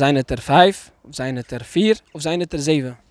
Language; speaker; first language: Dutch; native; Dutch